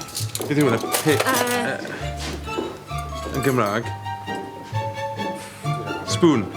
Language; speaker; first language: Welsh; non-native, learner; English